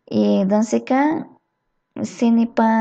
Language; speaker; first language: French; non-native, learner; Spanish